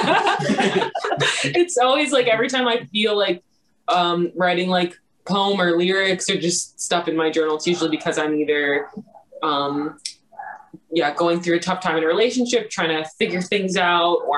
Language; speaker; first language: English; native; English